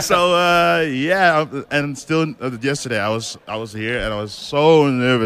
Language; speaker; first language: English; non-native, learner; Dutch